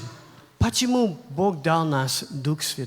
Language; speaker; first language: Russian; non-native, learner; English